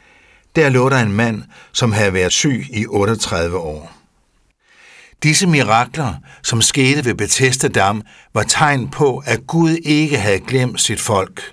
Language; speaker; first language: Danish; native; Danish